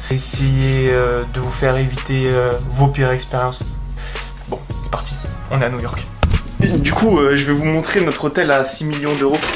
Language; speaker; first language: French; native; French